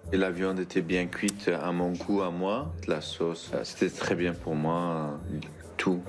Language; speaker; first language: French; non-native, fluent; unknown